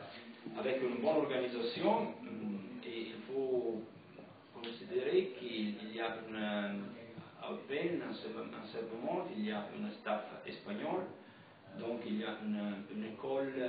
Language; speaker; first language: French; non-native, fluent; Italian